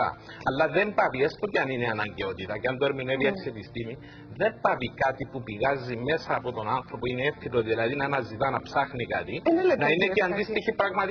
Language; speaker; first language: Greek; native; Greek